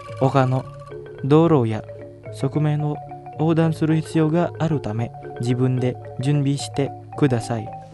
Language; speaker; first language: Japanese; non-native, fluent; Indonesian